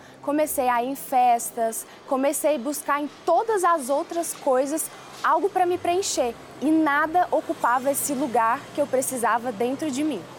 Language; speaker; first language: Portuguese; early bilingual, other home language; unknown